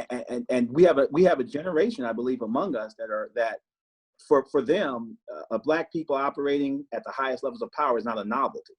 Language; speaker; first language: English; native; English